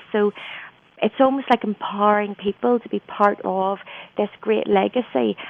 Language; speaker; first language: English; native; English